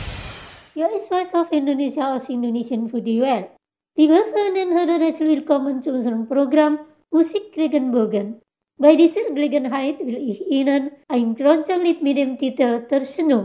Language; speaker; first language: German; non-native, fluent; Indonesian